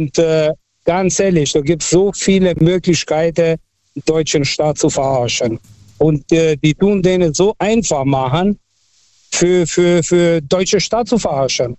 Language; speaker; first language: German; non-native, local second language; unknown